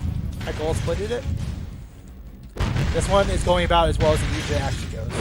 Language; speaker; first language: English; native; English